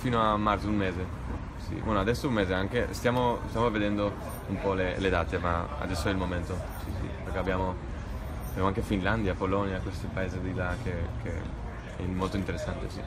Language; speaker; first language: Italian; non-native, fluent; Spanish